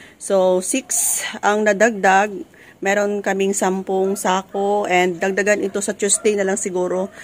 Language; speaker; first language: Filipino; native; Filipino